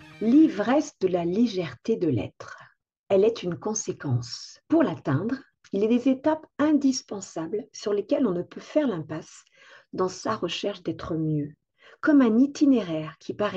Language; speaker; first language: French; native; French